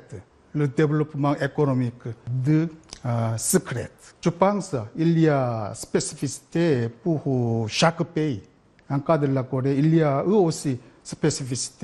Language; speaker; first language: French; non-native, learner; Korean